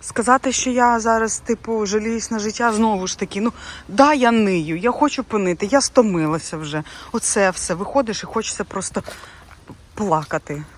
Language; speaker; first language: Ukrainian; non-native, local second language; Russian